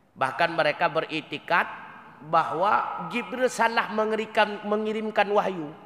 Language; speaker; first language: Malay; non-native, local second language; Achinese